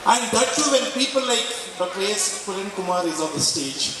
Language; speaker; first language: English; non-native, local second language; Kannada